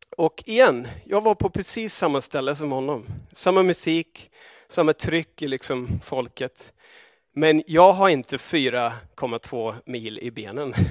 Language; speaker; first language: Swedish; non-native, fluent; English